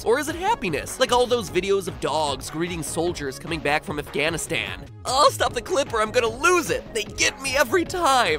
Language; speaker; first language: English; native; English